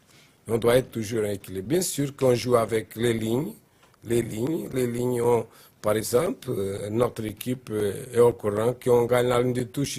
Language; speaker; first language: French; non-native, learner; Portuguese